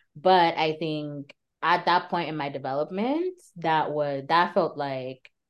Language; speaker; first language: English; native; English